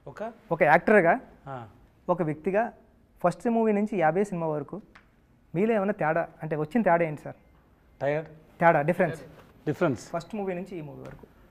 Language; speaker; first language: Telugu; native; Telugu